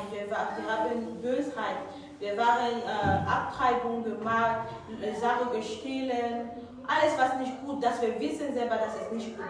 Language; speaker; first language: German; non-native, fluent; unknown